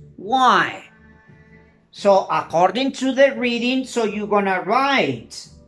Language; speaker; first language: English; non-native, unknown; Spanish